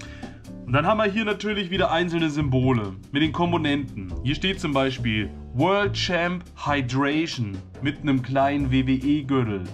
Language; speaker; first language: German; native; German